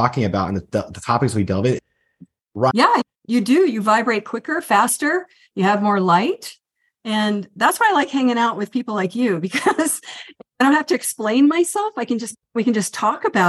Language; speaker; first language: English; native; English